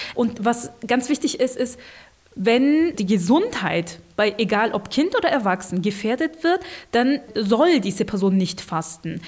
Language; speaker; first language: German; early bilingual, other home language; Turkish